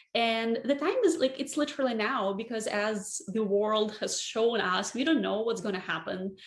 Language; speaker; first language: English; non-native, fluent; Russian